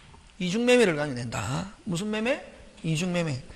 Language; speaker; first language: Korean; native; Korean